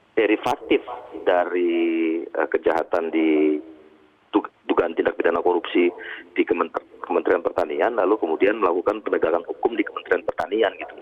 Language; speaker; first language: Indonesian; native; Indonesian